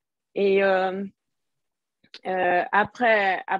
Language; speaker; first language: French; non-native, fluent; Hungarian